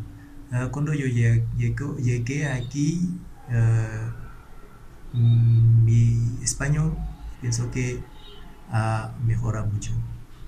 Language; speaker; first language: Spanish; non-native, learner; Khmer